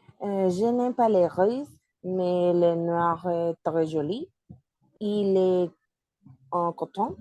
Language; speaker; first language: French; non-native, learner; Spanish